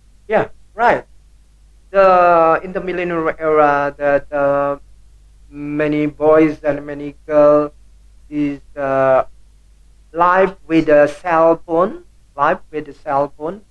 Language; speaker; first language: English; non-native, learner; Indonesian